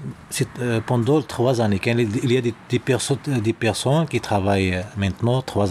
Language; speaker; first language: French; non-native, learner; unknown